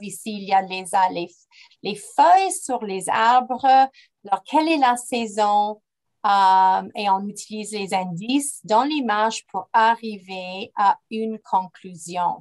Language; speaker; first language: French; non-native, fluent; English